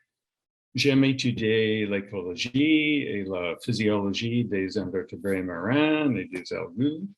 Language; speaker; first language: French; non-native, learner; English